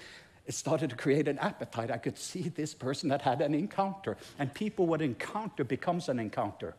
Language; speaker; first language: English; non-native, fluent; Norwegian